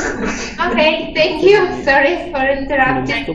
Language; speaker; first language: English; non-native, fluent; Russian